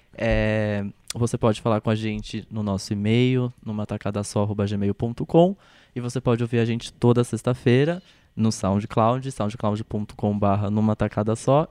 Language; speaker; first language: Portuguese; native; Portuguese